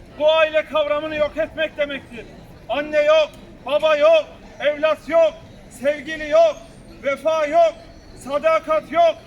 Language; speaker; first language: Turkish; native; Turkish